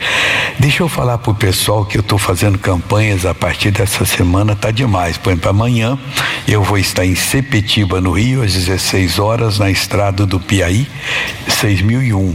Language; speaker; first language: Portuguese; native; Portuguese